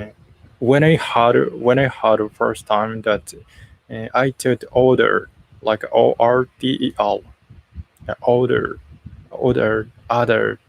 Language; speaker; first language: English; non-native, learner; Japanese